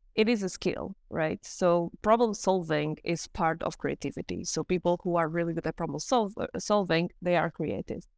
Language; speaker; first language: English; non-native, fluent; Portuguese